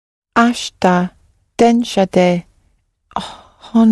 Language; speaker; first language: Japanese; non-native, learner; English